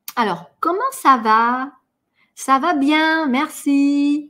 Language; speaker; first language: French; non-native, fluent; Russian